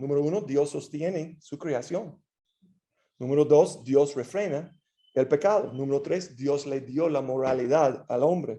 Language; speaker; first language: Spanish; non-native, fluent; English